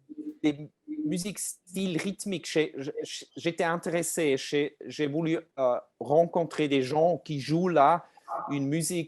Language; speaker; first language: French; non-native, learner; German